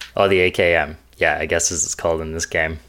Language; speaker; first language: English; native; English